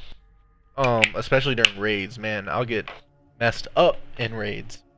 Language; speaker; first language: English; native; English